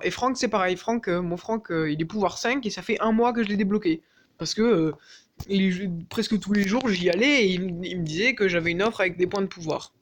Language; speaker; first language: French; native; French